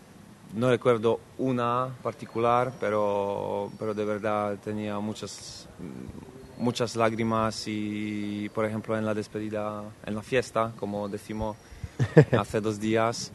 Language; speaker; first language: Spanish; non-native, fluent; Polish